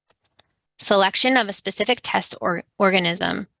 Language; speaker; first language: English; native; English